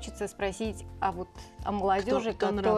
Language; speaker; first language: Russian; native; Russian